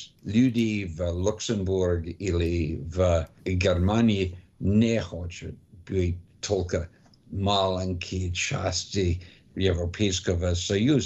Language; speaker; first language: Russian; non-native, learner; English